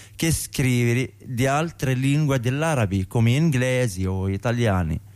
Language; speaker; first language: Italian; non-native, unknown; Arabic